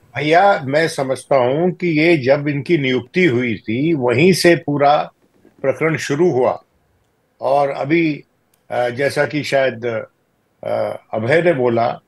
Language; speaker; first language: Hindi; native; Hindi